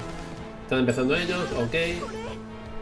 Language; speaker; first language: Spanish; native; Spanish